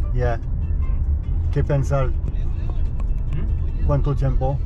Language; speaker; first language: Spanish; non-native, learner; French